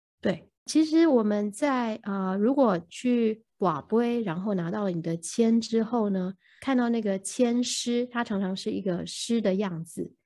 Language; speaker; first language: Chinese; native; Chinese